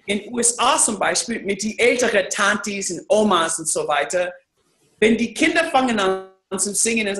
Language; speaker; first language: German; non-native, fluent; English